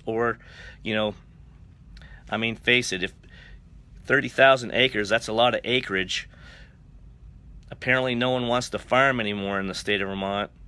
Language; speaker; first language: English; native; English